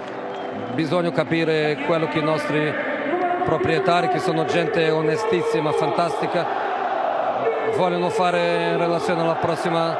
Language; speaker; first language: Italian; non-native, fluent; Portuguese